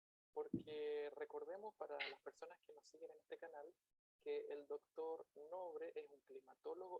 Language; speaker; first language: Spanish; native; Spanish